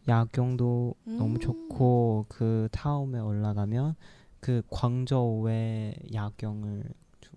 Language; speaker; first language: Korean; non-native, learner; Chinese